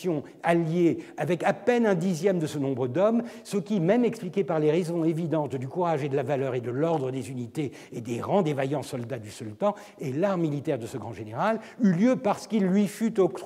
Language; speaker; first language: French; non-native, fluent; Turkish